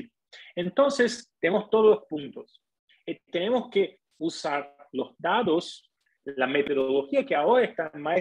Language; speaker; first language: Spanish; non-native, fluent; Portuguese